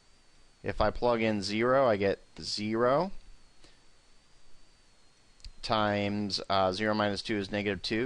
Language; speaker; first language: English; native; English